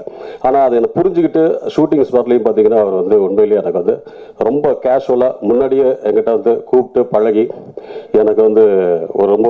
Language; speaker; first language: Tamil; native; Tamil